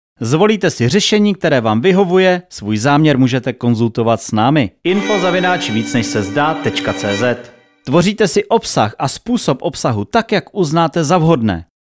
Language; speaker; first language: Czech; native; Czech